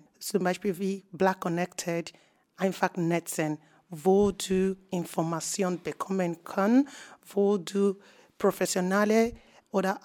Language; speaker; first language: German; non-native, fluent; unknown